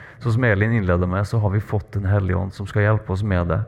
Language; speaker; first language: Norwegian; native; Norwegian